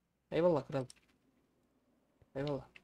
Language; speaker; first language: Turkish; native; Turkish